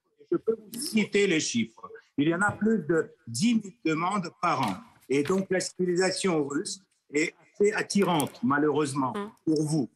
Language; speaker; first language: French; non-native, fluent; Russian